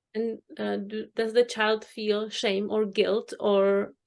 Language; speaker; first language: English; non-native, fluent; Czech